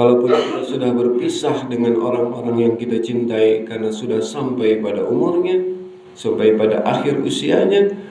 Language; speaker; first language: Indonesian; non-native, local second language; Sundanese